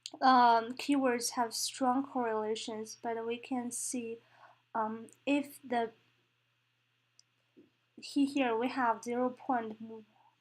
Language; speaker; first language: English; non-native, fluent; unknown